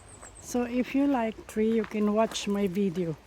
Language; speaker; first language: English; non-native, fluent; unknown